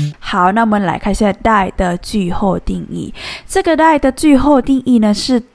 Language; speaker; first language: Chinese; non-native, fluent; Thai